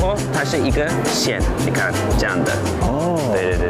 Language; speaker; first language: Chinese; non-native, fluent; Turkish